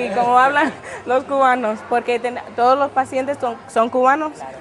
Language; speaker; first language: Spanish; non-native, fluent; English